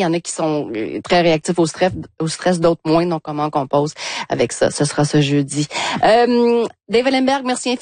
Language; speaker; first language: French; native; French